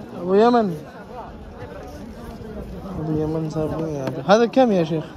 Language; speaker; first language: Arabic; non-native, learner; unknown